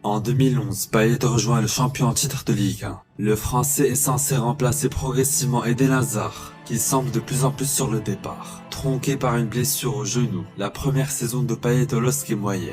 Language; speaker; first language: French; native; French